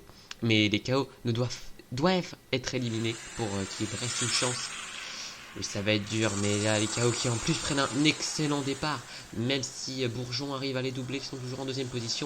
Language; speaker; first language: French; native; French